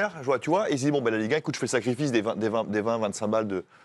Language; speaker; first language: French; native; French